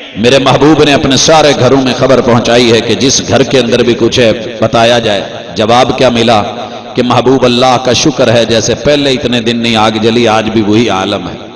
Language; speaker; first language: Urdu; non-native, local second language; Punjabi